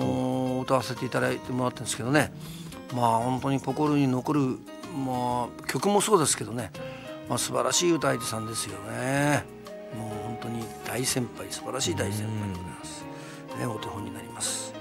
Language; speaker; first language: Japanese; native; Japanese